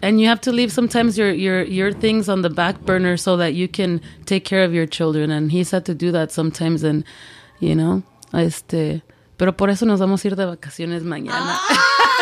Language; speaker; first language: English; early bilingual, other home language; Spanish